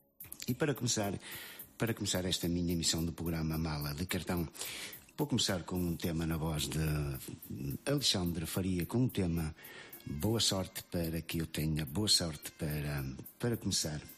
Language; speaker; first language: Portuguese; native; Portuguese